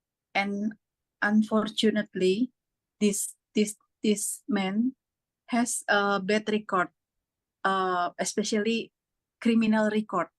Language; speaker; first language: English; non-native, fluent; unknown